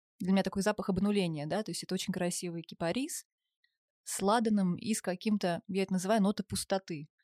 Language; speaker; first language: Russian; native; Russian